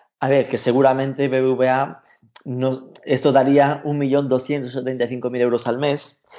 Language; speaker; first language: Spanish; native; Spanish